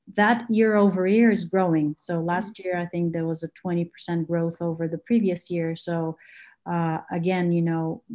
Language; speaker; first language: English; non-native, fluent; Bulgarian